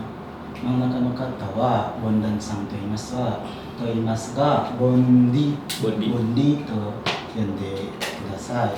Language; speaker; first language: Japanese; non-native, fluent; Indonesian